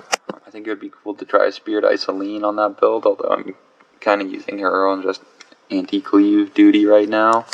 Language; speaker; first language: English; native; English